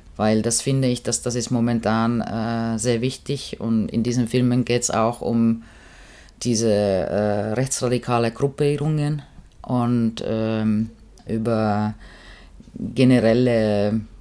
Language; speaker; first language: German; non-native, fluent; Finnish